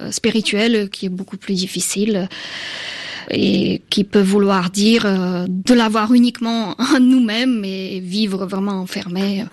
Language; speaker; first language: French; non-native, fluent; Slovak